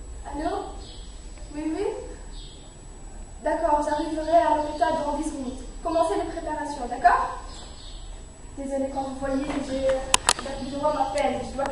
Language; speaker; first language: French; non-native, fluent; Arabic